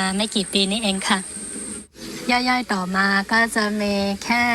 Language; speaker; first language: Thai; non-native, fluent; Shan